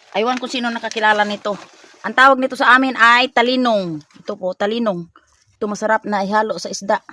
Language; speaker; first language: Filipino; non-native, local second language; Cebuano